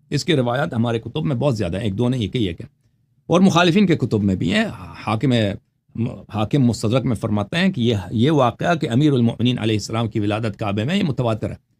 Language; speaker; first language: Urdu; non-native, fluent; Persian